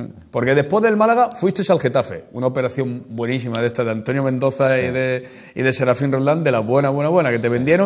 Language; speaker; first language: Spanish; native; Spanish